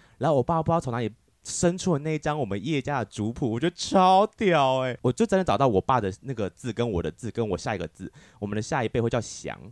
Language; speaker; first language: Chinese; native; Chinese